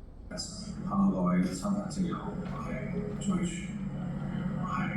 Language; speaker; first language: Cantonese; early bilingual, heritage; Cantonese